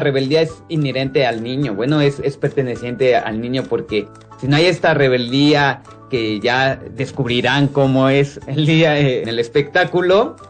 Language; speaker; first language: Spanish; native; Spanish